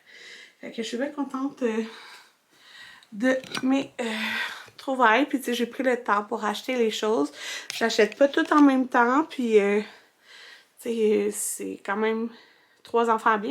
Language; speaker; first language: French; native; French